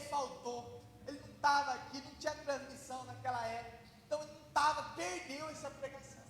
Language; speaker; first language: Portuguese; native; Portuguese